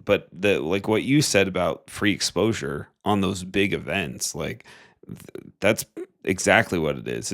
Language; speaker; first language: English; native; English